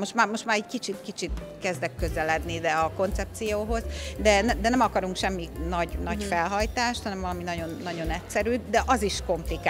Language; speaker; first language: Hungarian; native; Hungarian